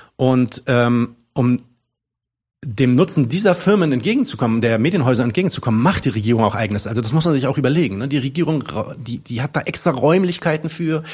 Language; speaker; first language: German; early bilingual, other home language; Arabic